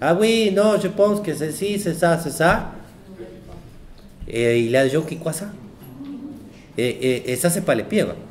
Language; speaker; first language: French; non-native, fluent; Spanish